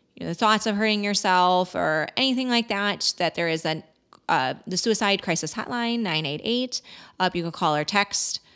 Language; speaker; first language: English; native; English